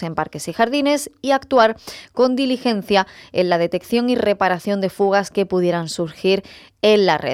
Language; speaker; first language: Spanish; native; Spanish